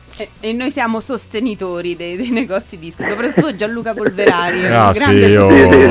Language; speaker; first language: Italian; native; Italian